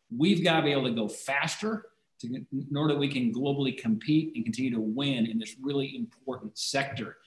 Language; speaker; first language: English; native; English